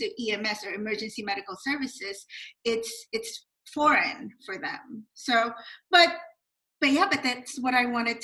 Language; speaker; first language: English; non-native, local second language; Filipino